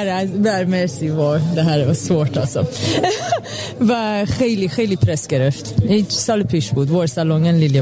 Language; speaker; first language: Persian; early bilingual, heritage; Persian